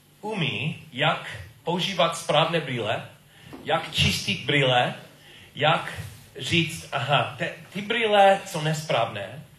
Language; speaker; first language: Czech; non-native, learner; English